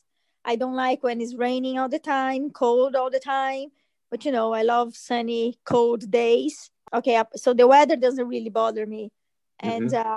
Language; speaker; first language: English; non-native, fluent; Portuguese